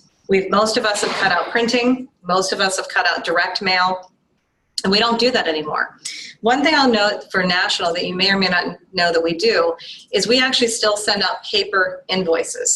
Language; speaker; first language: English; native; English